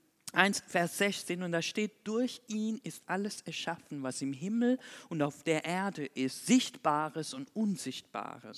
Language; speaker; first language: German; non-native, fluent; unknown